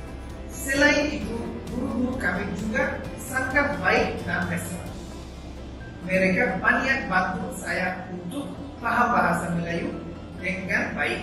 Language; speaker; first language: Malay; non-native, learner; Bangla